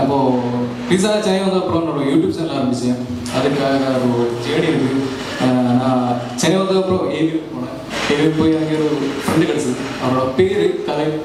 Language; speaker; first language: Tamil; non-native, local second language; Malayalam